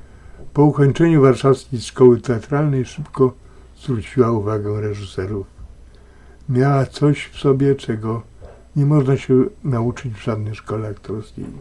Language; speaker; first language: Polish; native; Polish